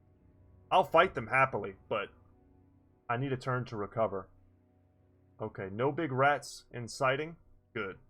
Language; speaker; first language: English; native; English